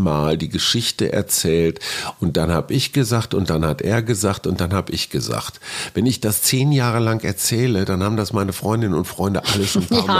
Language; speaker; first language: German; native; German